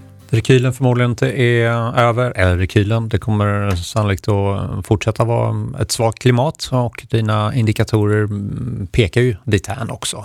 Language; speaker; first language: Swedish; native; Swedish